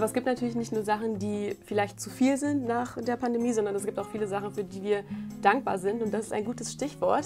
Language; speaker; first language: German; native; German